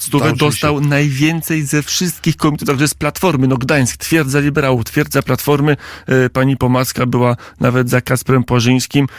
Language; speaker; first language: Polish; native; Polish